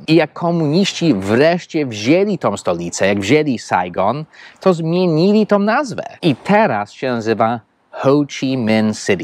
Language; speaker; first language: Polish; non-native, fluent; English